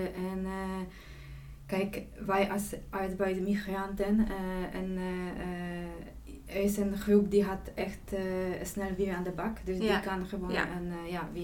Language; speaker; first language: Dutch; non-native, fluent; Polish